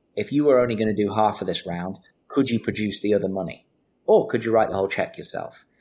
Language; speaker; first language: English; native; English